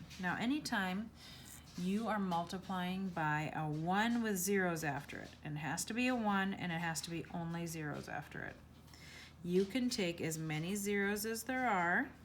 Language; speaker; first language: English; native; English